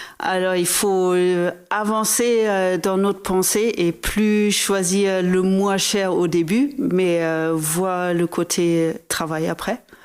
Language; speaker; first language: French; non-native, fluent; German